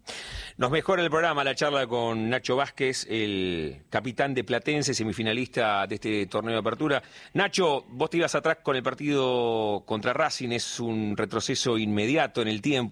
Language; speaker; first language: Spanish; native; Spanish